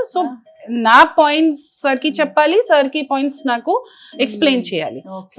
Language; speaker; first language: Telugu; non-native, fluent; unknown